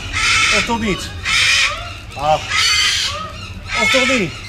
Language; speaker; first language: Dutch; native; Dutch